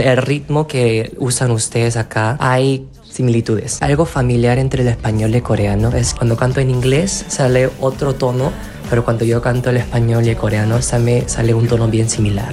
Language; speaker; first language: Spanish; non-native, fluent; Korean